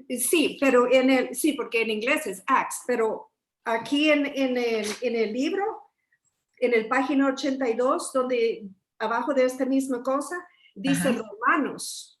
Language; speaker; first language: Spanish; early bilingual, heritage; English